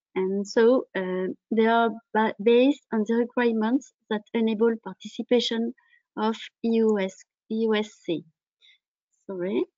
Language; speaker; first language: English; non-native, fluent; French